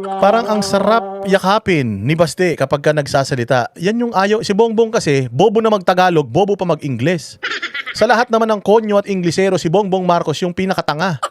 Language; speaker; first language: Filipino; native; Filipino